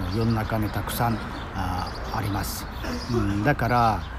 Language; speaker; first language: Japanese; non-native, fluent; Chinese